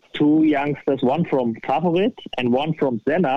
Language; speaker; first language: English; non-native, fluent; German